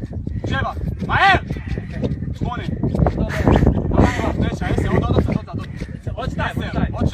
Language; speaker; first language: Hebrew; native; Hebrew